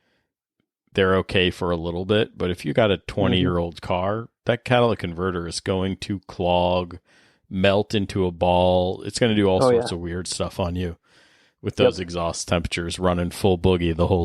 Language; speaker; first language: English; native; English